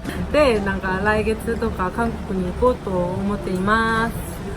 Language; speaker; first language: Japanese; non-native, fluent; Korean